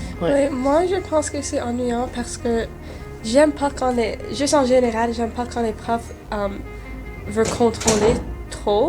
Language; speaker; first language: French; non-native, local second language; English